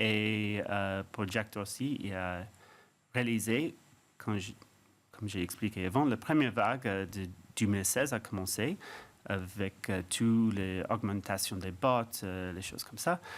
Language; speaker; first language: French; non-native, fluent; English